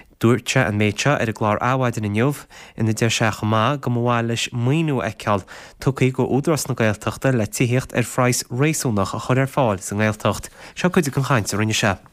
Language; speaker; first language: Irish; native; Irish